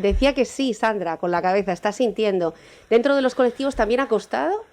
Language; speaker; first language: Spanish; native; Spanish